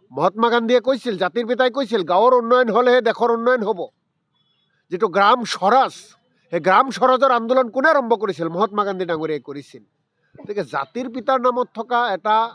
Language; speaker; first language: Assamese; native; Assamese